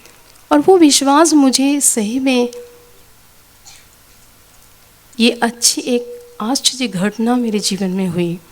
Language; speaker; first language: Hindi; non-native, local second language; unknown